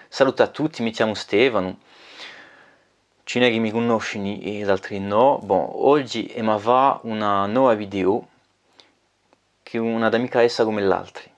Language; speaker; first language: Italian; non-native, learner; French